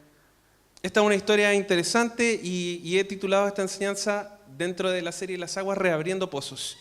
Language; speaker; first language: Spanish; native; Spanish